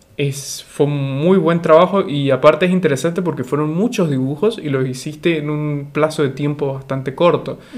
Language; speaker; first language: Spanish; native; Spanish